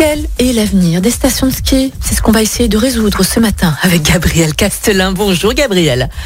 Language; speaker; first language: French; native; French